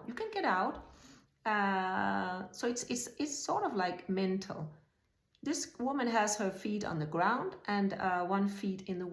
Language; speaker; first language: English; non-native, fluent; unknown